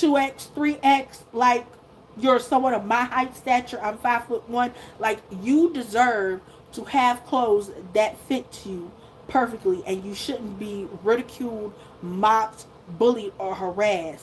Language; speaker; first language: English; native; English